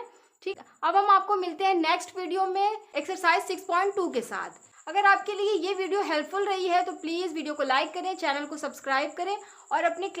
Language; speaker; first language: Hindi; native; Hindi